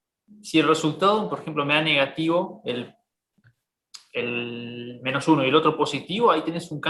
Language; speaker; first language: Spanish; native; Spanish